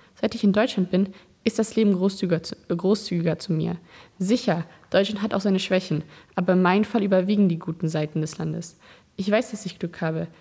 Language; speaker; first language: German; native; German